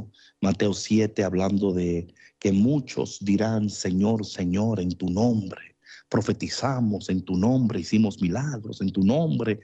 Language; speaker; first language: Spanish; native; Spanish